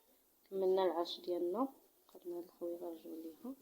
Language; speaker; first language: Arabic; native; Arabic